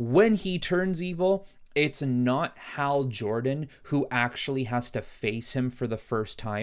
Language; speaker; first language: English; native; English